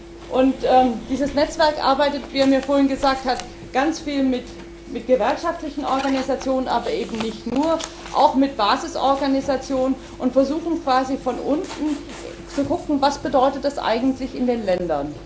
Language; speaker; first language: German; native; German